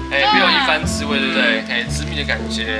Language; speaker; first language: Chinese; native; Chinese